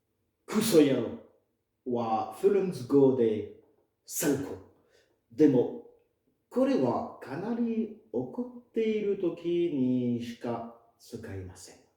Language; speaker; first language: Japanese; non-native, fluent; French